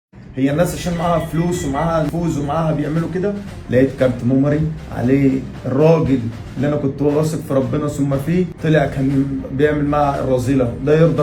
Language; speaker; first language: Arabic; native; Arabic